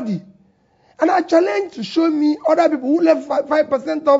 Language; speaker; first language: English; non-native, local second language; Igbo